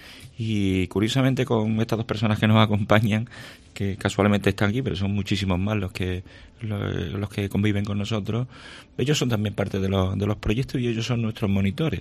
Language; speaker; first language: Spanish; native; Spanish